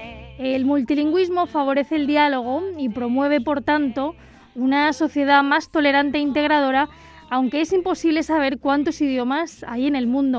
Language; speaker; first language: Spanish; native; Spanish